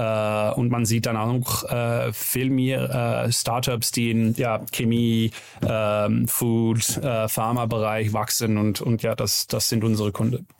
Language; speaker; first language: German; non-native, learner; Dutch